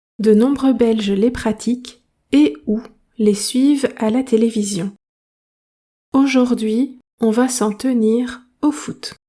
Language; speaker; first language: French; native; French